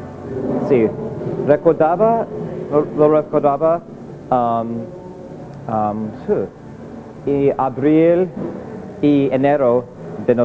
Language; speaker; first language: Spanish; non-native, learner; English